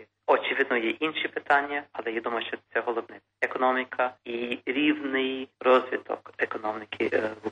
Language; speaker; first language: Ukrainian; early bilingual, heritage; Ukrainian